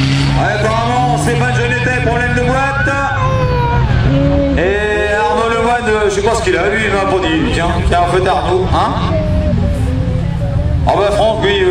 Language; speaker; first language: French; native; French